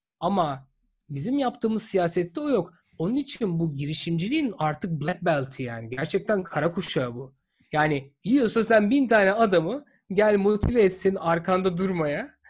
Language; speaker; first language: Turkish; native; Turkish